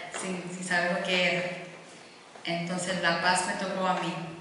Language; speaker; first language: Spanish; early bilingual, heritage; Spanish